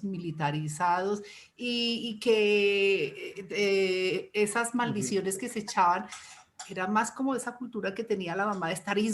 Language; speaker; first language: Spanish; native; Spanish